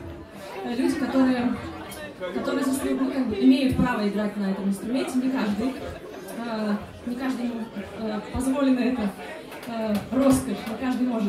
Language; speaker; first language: Russian; native; Russian